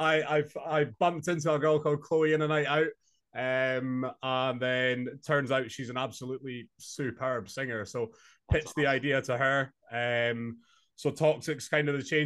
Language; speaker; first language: English; native; English